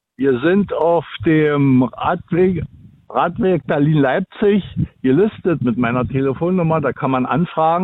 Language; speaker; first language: German; native; German